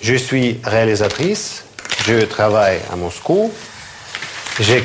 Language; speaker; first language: French; non-native, fluent; Russian